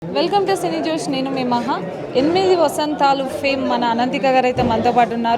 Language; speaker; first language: Telugu; native; Telugu